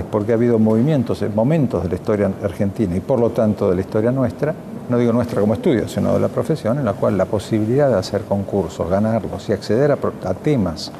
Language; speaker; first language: Spanish; native; Spanish